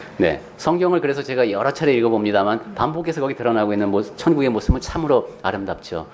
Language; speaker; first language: Korean; native; Korean